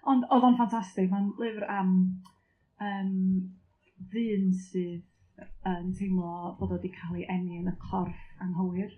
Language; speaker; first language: Welsh; native; Welsh